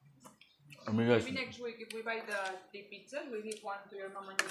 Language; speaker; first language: English; non-native, learner; Spanish